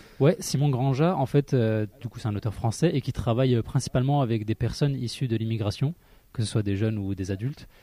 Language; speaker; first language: French; early bilingual, other home language; Arabic